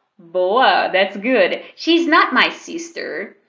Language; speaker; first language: English; non-native, fluent; Portuguese